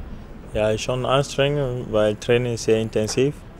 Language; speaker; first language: German; non-native, fluent; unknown